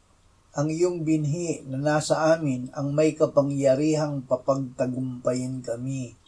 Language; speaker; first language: Filipino; native; Filipino